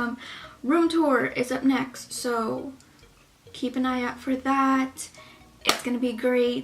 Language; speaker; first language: English; native; English